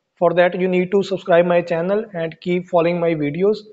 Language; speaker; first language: English; non-native, local second language; Punjabi